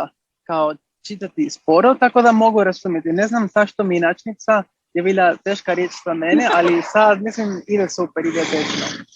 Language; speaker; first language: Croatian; early bilingual, heritage; Spanish